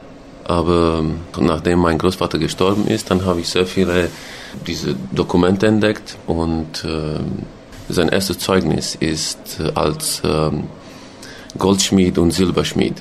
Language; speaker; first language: German; non-native, local second language; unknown